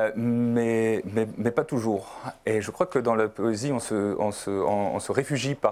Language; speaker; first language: French; non-native, fluent; Polish